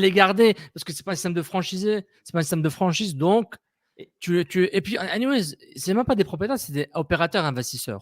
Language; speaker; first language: French; native; French